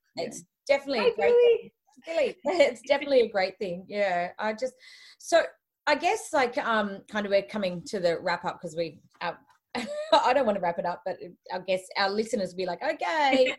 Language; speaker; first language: English; native; English